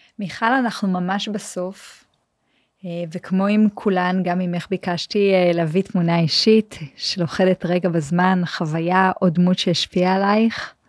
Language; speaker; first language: Hebrew; native; Hebrew